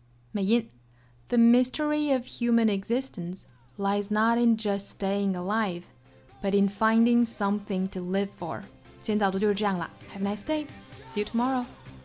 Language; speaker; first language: English; non-native, fluent; Chinese